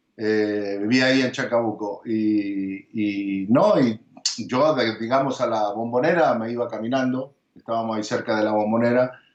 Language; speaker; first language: Spanish; early bilingual, heritage; Spanish